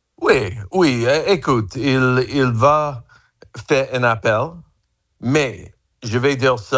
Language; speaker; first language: French; non-native, fluent; English